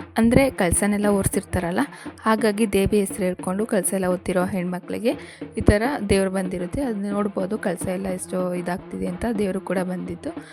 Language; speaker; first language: Kannada; non-native, local second language; Lambadi